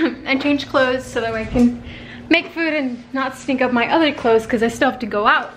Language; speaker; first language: English; early bilingual, other home language; Spanish